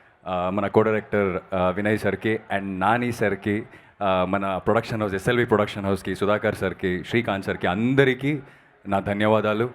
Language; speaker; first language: Telugu; non-native, fluent; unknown